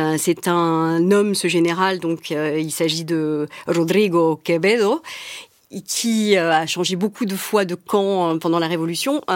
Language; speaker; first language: French; native; French